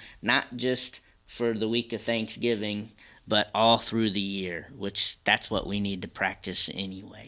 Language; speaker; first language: English; native; English